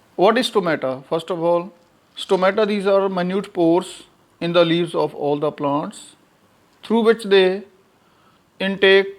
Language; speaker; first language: English; non-native, local second language; Punjabi